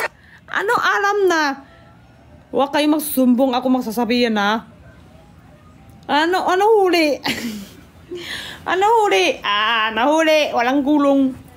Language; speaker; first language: Filipino; non-native, learner; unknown